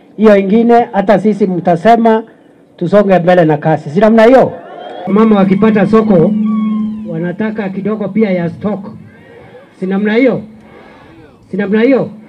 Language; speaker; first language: Swahili; non-native, local second language; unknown